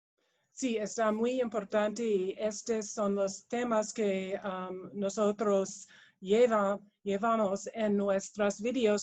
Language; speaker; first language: Spanish; non-native, learner; English